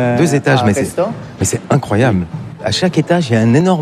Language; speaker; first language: French; native; French